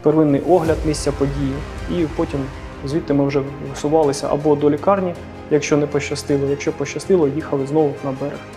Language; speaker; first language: Ukrainian; non-native, local second language; Russian